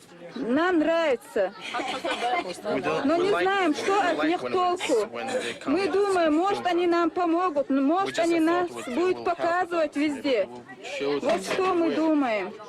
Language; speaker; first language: Russian; non-native, local second language; Chechen